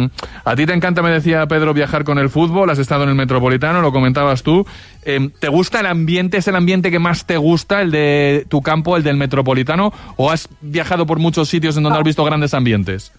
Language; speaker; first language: Spanish; native; Spanish